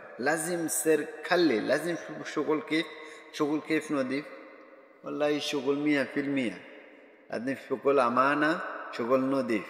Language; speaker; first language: Arabic; non-native, learner; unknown